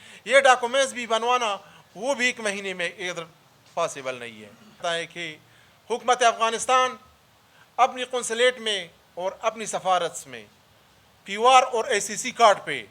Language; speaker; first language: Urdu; early bilingual, other home language; Pashto